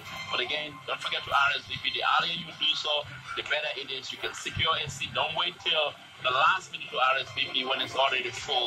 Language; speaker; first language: English; native; English